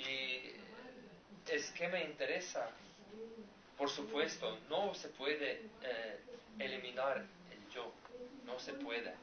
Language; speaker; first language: Spanish; non-native, learner; Slovenian